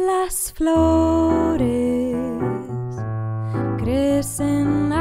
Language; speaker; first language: Spanish; early bilingual, heritage; Spanish